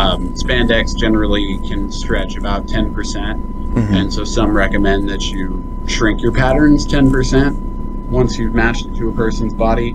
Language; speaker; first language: English; native; English